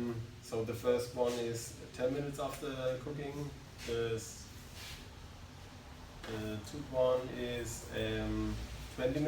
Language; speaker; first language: English; non-native, learner; German